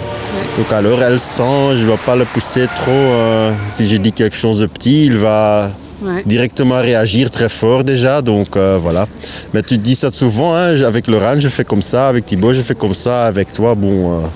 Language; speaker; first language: French; non-native, local second language; Dutch